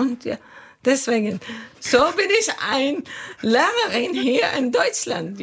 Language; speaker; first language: German; non-native, learner; Arabic